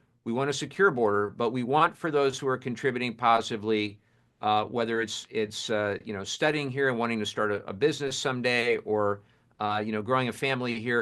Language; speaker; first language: English; native; English